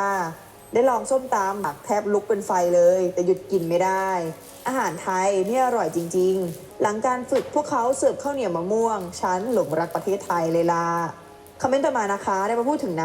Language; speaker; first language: Thai; native; Thai